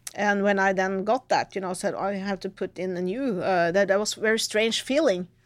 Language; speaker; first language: English; non-native, fluent; Norwegian